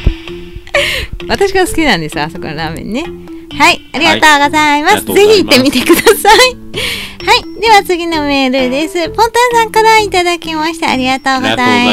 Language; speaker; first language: Japanese; native; Japanese